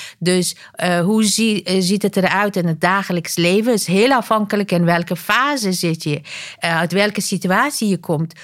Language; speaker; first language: Dutch; non-native, fluent; Persian